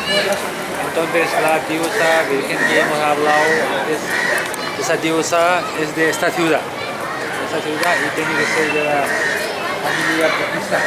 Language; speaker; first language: Spanish; non-native, fluent; Nepali